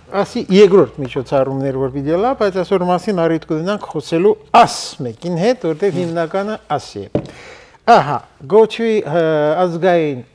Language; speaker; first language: Armenian; early bilingual, heritage; Armenian